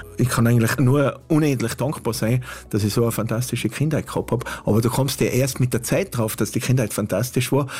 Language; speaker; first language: German; native; German